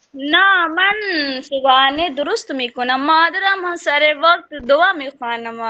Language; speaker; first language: Persian; non-native, learner; Urdu